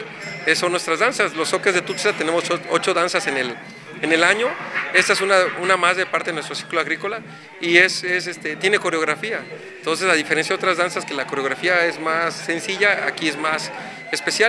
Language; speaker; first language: Spanish; native; Spanish